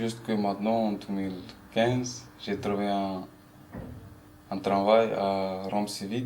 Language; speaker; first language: French; early bilingual, other home language; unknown